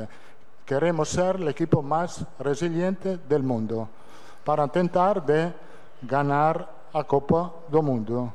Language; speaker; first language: Portuguese; non-native, fluent; Italian